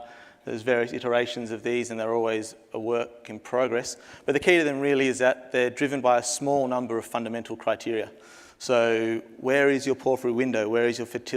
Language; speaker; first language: English; native; English